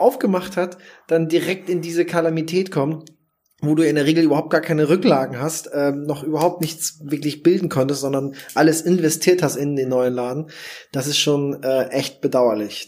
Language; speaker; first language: German; native; German